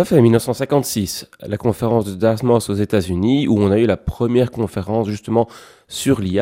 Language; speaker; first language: French; native; French